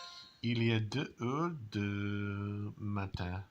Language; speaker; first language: French; non-native, learner; English